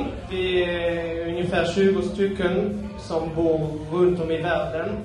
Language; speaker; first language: Swedish; non-native, fluent; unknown